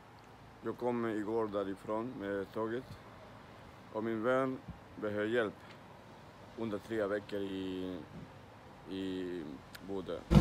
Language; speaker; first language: Swedish; non-native, learner; Spanish